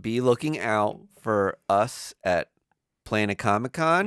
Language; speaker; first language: English; native; English